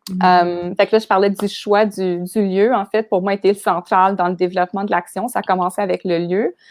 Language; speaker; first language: French; native; French